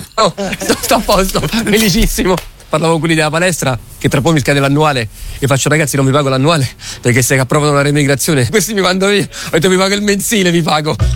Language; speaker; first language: Italian; early bilingual, other home language; Arabic